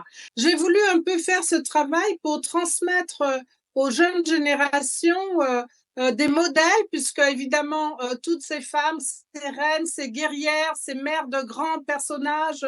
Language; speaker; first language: French; native; French